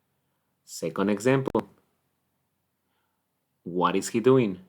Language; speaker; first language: English; non-native, fluent; Spanish